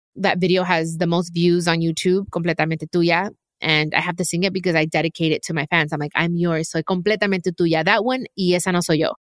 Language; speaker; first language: English; early bilingual, other home language; Spanish